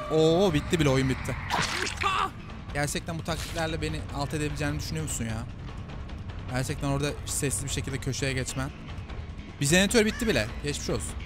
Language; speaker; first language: Turkish; native; Turkish